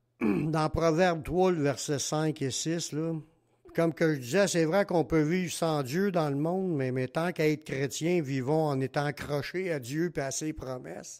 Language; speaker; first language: French; native; French